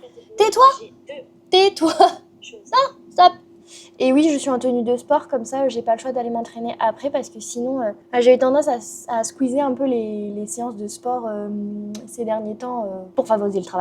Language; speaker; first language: French; native; French